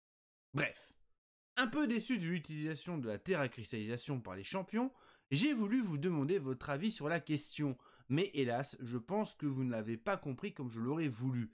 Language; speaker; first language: French; native; French